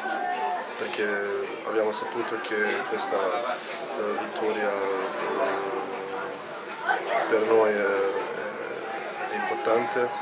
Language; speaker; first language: Italian; non-native, learner; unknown